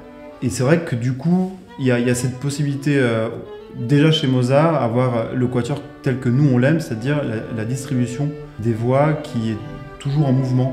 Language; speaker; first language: French; native; French